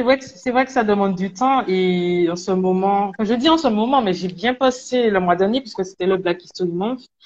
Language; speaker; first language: French; native; French